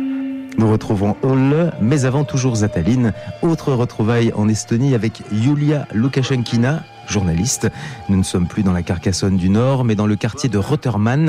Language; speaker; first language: French; native; French